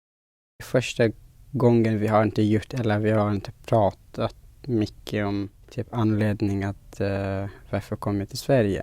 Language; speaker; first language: Swedish; non-native, fluent; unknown